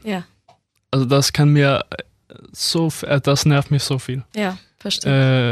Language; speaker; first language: German; non-native, fluent; Danish